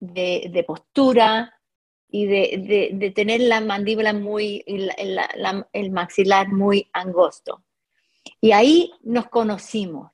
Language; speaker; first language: Spanish; non-native, fluent; English